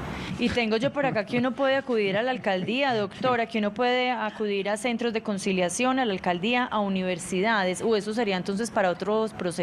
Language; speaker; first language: Spanish; native; Spanish